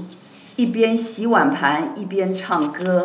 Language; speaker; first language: Chinese; non-native, learner; English